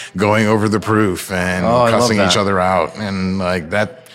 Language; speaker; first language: English; early bilingual, other home language; Yoruba